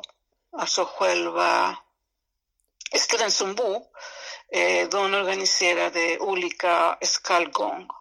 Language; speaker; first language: Swedish; non-native, fluent; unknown